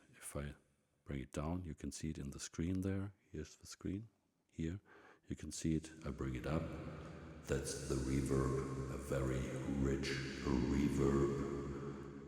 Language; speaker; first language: English; non-native, fluent; German